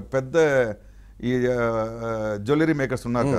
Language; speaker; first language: Telugu; non-native, learner; Tamil